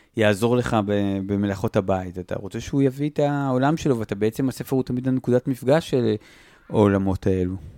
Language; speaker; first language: Hebrew; native; Hebrew